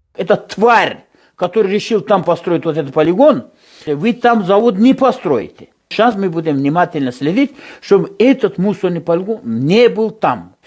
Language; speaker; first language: Russian; non-native, local second language; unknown